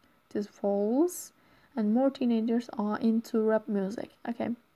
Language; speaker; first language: English; non-native, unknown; Turkish